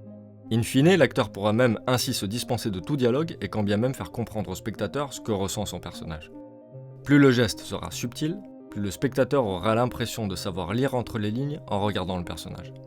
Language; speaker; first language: French; native; French